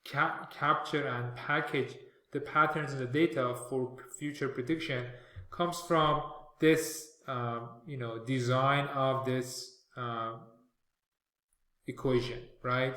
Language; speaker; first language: English; non-native, fluent; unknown